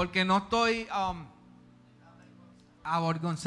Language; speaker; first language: Spanish; early bilingual, heritage; Spanish